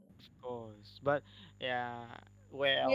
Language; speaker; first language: English; non-native, learner; Indonesian